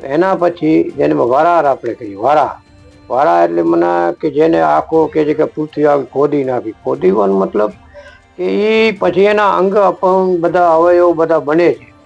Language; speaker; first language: Gujarati; non-native, local second language; Kachhi